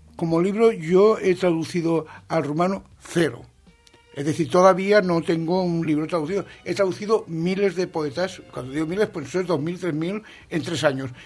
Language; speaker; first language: Spanish; non-native, local second language; Catalan